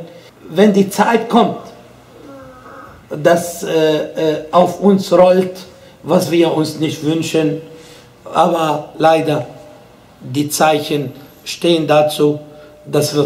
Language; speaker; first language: German; non-native, fluent; Arabic